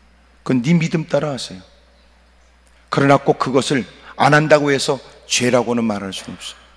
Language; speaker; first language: Korean; native; Korean